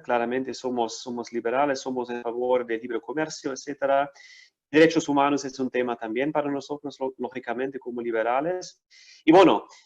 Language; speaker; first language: Spanish; non-native, fluent; German